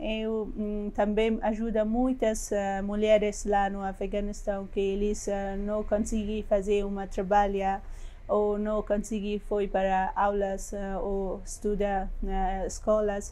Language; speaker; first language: Portuguese; non-native, learner; Persian